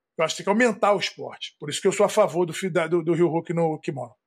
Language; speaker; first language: Portuguese; native; Portuguese